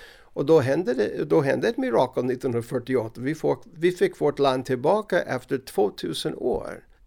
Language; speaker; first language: Swedish; non-native, fluent; English